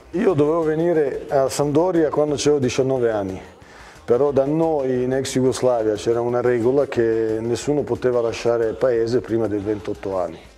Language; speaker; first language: Italian; non-native, fluent; Serbian